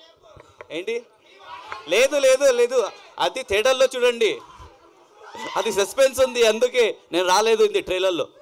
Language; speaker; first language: Telugu; non-native, learner; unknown